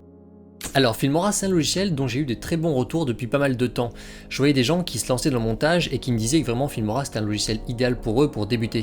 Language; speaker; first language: French; native; French